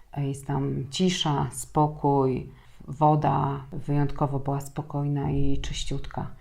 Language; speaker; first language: Polish; native; Polish